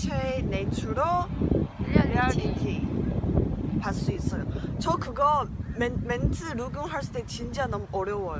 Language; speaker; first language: Korean; non-native, learner; Chinese